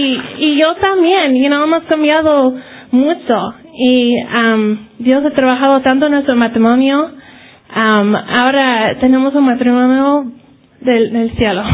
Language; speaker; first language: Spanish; early bilingual, heritage; Spanish